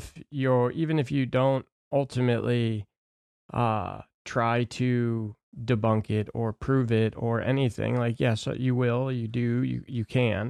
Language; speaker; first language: English; native; English